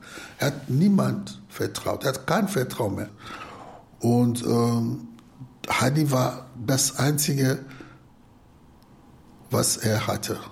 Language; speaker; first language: German; non-native, fluent; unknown